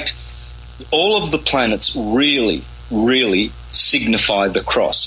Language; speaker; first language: English; native; English